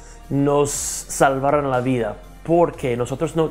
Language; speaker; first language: Spanish; non-native, fluent; English